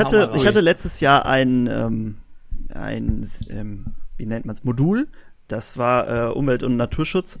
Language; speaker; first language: German; native; German